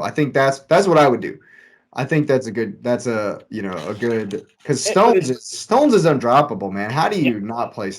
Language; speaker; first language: English; native; English